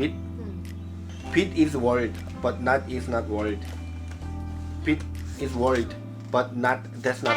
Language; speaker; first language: English; non-native, learner; Korean